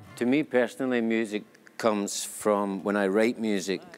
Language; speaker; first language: English; native; English